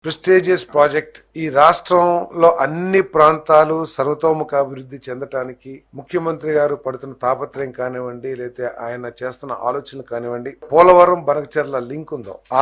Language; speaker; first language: Telugu; native; Telugu